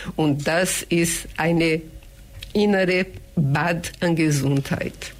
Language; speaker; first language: German; non-native, fluent; Portuguese